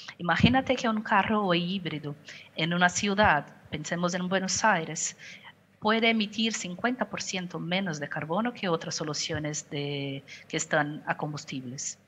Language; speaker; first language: Spanish; non-native, fluent; Portuguese